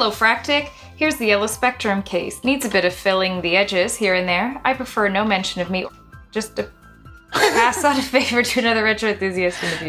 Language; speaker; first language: English; native; English